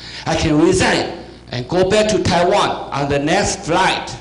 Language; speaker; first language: English; non-native, fluent; Chinese